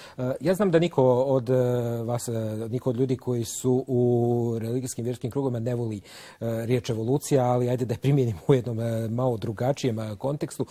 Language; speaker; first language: Croatian; native; Croatian